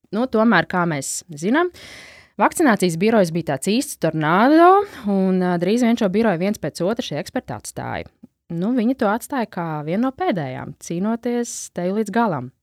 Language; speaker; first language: Latvian; native; Latvian